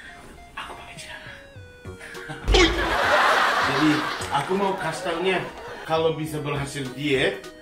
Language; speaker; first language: Indonesian; non-native, fluent; Japanese